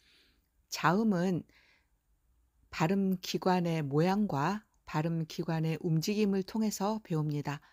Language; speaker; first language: Korean; native; Korean